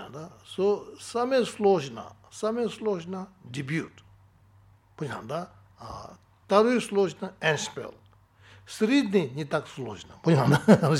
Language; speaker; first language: Russian; non-native, learner; Tibetan